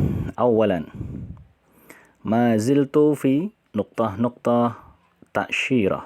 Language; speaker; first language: Arabic; non-native, fluent; Indonesian